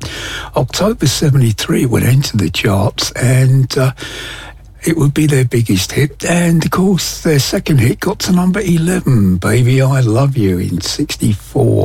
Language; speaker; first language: English; native; English